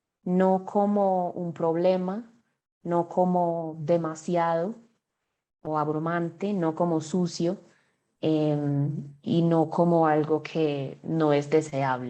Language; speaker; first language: Spanish; non-native, fluent; English